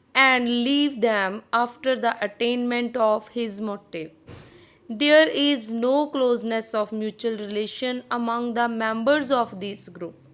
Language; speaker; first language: English; non-native, local second language; Punjabi